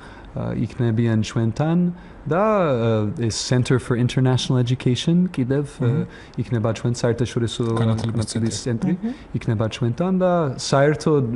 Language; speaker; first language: Georgian; non-native, learner; English